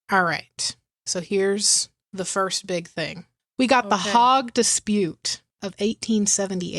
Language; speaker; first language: English; native; English